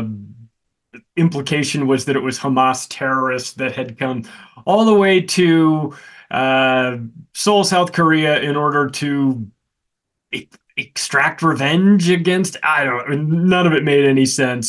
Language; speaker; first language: English; native; English